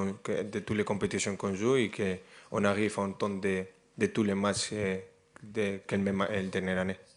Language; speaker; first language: French; non-native, fluent; Spanish